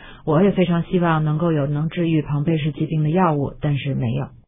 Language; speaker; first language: Chinese; native; Chinese